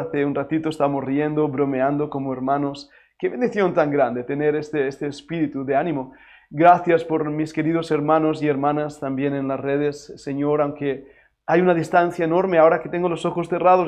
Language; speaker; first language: Spanish; native; Spanish